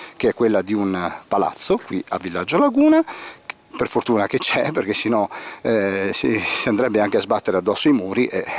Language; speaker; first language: Italian; native; Italian